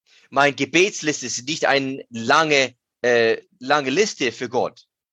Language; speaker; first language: German; native; German